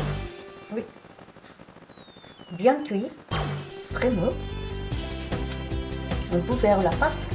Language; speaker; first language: French; non-native, fluent; Japanese